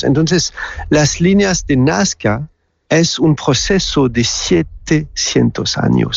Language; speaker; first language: Spanish; non-native, learner; French